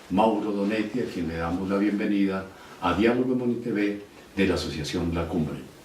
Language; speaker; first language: Spanish; native; Spanish